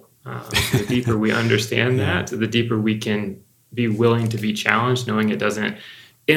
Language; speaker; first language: English; native; English